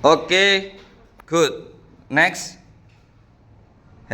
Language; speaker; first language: English; non-native, fluent; Indonesian